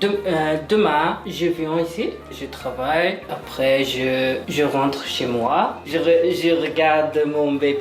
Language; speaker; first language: French; non-native, learner; Uzbek